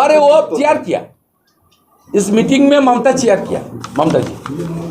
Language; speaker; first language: Hindi; non-native, local second language; Bangla